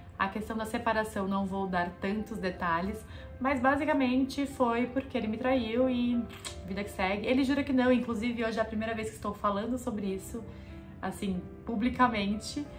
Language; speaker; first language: Portuguese; native; Portuguese